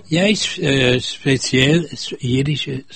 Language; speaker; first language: Danish; non-native, fluent; Dutch